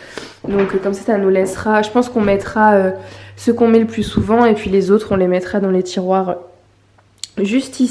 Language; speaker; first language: French; native; French